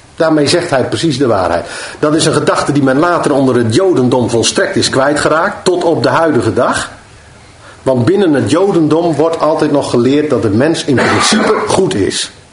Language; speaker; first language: Dutch; native; Dutch